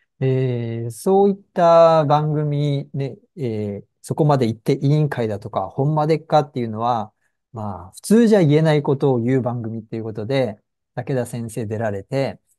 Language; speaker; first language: Japanese; native; Japanese